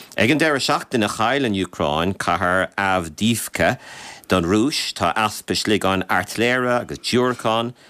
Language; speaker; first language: Irish; native; Irish